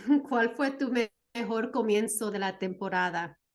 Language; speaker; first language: Spanish; early bilingual, heritage; Spanish